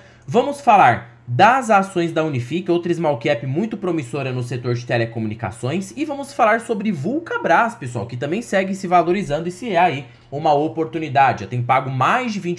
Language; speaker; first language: Portuguese; native; Portuguese